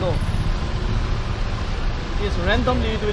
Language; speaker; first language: English; non-native, local second language; Mizo